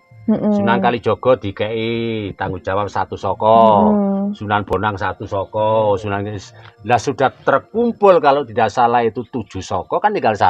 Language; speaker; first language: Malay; non-native, local second language; Javanese